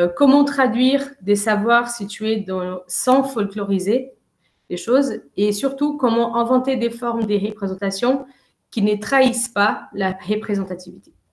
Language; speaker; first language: French; non-native, fluent; Portuguese